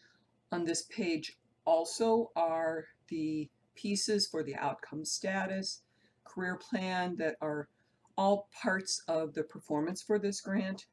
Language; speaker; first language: English; native; English